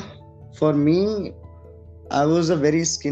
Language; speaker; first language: English; non-native, local second language; Hindi